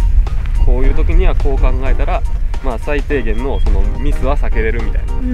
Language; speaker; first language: Japanese; native; Japanese